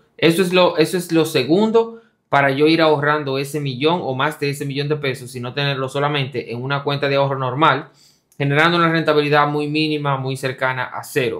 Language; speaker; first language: Spanish; native; Spanish